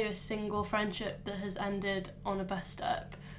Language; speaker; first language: English; native; English